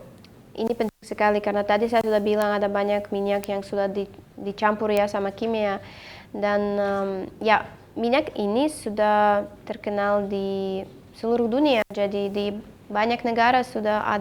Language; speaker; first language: Indonesian; non-native, fluent; Russian